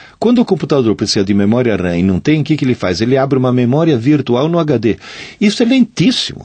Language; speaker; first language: Portuguese; non-native, fluent; Italian